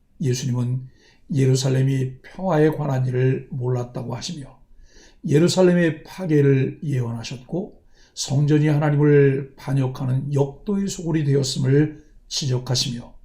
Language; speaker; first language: Korean; native; Korean